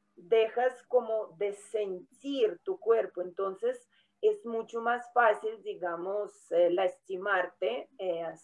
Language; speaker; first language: Spanish; non-native, fluent; Russian